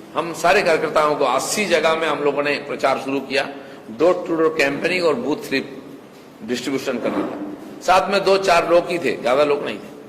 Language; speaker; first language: Hindi; non-native, local second language; Bangla